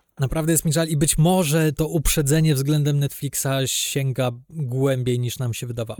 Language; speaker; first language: Polish; native; Polish